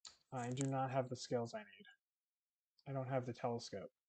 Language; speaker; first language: English; native; English